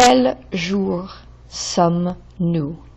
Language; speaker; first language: French; non-native, fluent; English